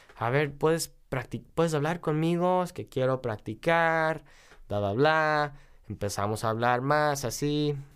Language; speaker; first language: Spanish; non-native, fluent; English